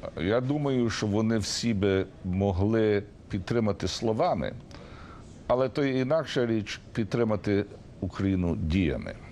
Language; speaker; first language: Ukrainian; early bilingual, heritage; Ukrainian